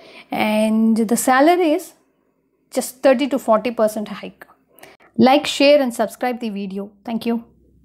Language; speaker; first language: English; non-native, local second language; Tamil